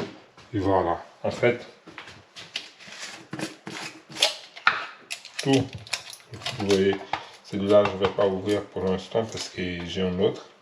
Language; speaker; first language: French; non-native, learner; Portuguese